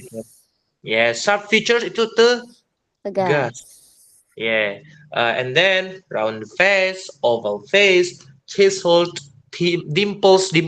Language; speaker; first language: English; non-native, fluent; Indonesian